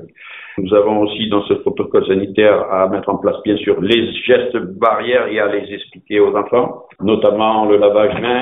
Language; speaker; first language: French; native; French